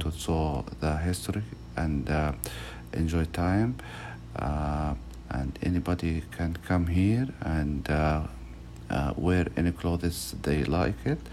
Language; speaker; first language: English; non-native, learner; Arabic